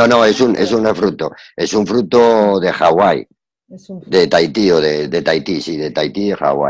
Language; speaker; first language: Spanish; native; Spanish